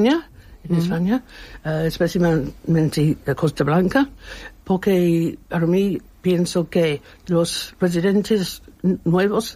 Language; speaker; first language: Spanish; non-native, learner; English